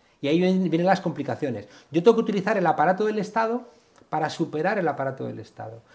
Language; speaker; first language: Spanish; native; Spanish